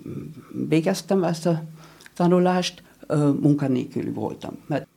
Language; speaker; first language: Hungarian; non-native, learner; German